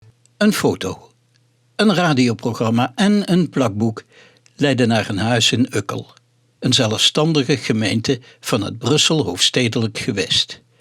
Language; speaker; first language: Dutch; native; Dutch